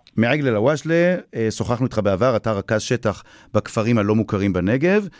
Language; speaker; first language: Hebrew; native; Hebrew